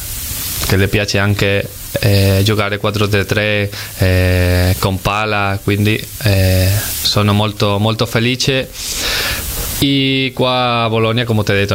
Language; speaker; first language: Italian; non-native, fluent; Spanish